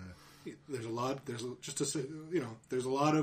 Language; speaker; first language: English; native; English